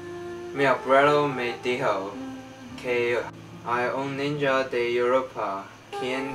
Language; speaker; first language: Spanish; non-native, learner; English